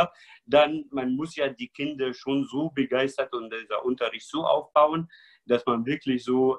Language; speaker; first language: German; non-native, fluent; Arabic